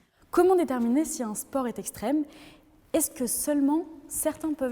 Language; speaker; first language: French; native; French